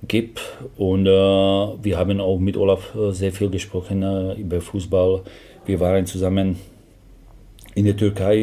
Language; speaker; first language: German; non-native, fluent; Slovak